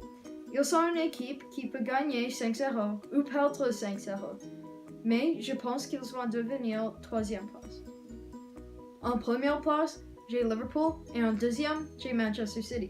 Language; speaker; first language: French; non-native, learner; English